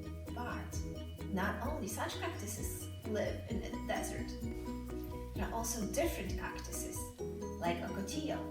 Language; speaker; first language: English; non-native, fluent; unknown